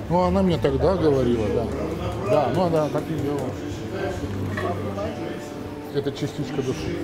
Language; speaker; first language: Russian; native; Russian